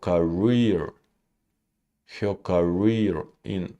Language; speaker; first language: English; non-native, learner; Russian